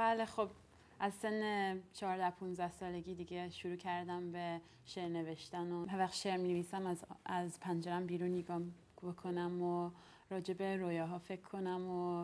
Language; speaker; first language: Persian; early bilingual, heritage; Persian